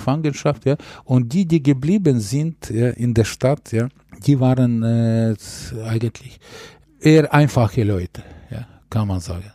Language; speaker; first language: German; non-native, fluent; Ukrainian